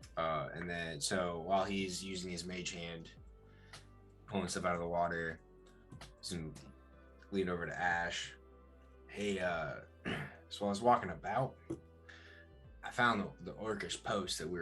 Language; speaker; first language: English; native; English